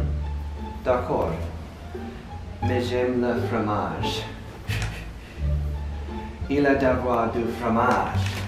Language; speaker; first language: French; non-native, learner; English